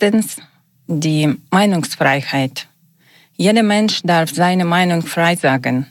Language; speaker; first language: German; non-native, learner; Ukrainian